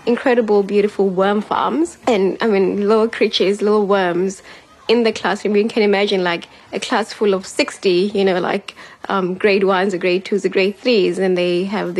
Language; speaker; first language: English; non-native, local second language; Xhosa